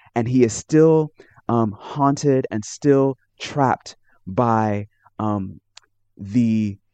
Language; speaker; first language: English; native; English